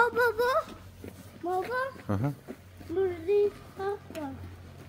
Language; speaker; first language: Turkish; early bilingual, heritage; Turkish